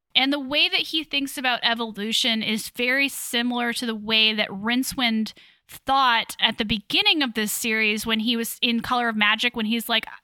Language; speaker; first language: English; native; English